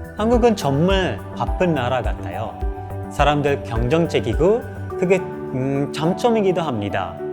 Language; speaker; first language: Korean; non-native, fluent; Sinhala